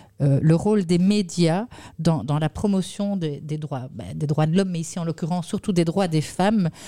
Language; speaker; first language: French; non-native, fluent; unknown